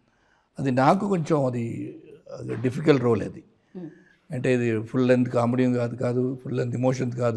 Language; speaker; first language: Telugu; non-native, fluent; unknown